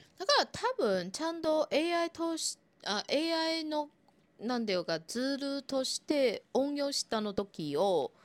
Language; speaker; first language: Japanese; non-native, fluent; Chinese